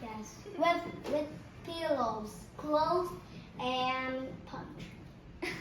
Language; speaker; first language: English; non-native, learner; Vietnamese